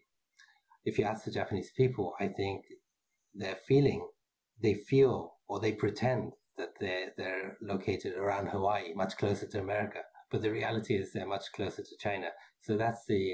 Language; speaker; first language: English; native; English